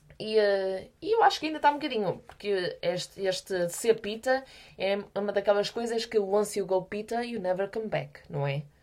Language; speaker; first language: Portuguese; native; Portuguese